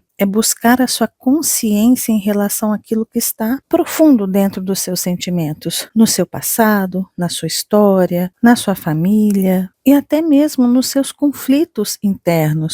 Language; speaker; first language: Portuguese; native; Portuguese